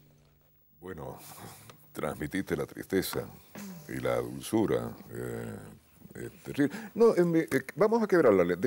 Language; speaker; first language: Spanish; native; Spanish